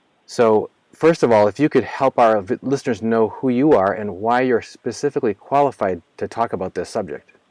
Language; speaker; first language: English; native; English